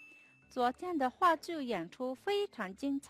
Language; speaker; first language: Chinese; non-native, fluent; Mongolian